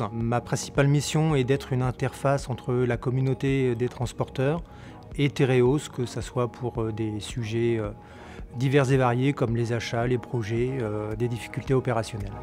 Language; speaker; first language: French; native; French